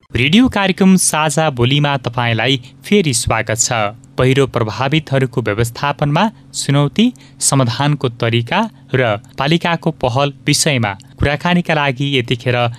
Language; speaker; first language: Nepali; native; Nepali